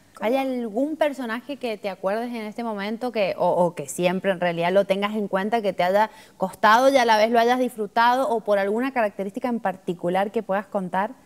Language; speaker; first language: Spanish; native; Spanish